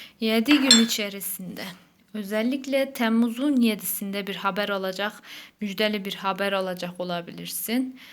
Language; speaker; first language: Turkish; native; Turkish